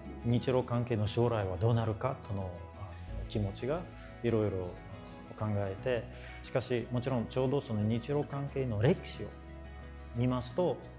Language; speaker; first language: Japanese; non-native, fluent; Russian